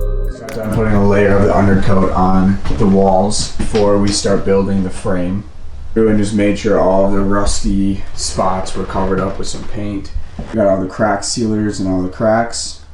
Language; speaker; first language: English; native; English